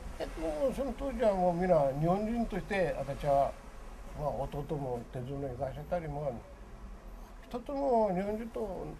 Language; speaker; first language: Japanese; early bilingual, other home language; Korean